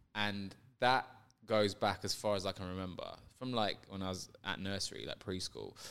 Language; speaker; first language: English; native; English